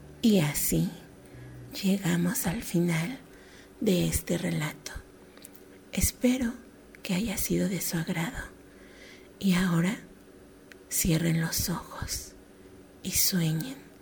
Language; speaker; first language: Spanish; native; Spanish